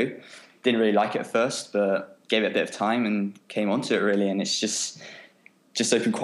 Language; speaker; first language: English; native; English